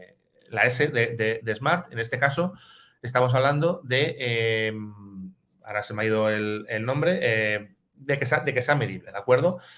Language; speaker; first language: Spanish; native; Spanish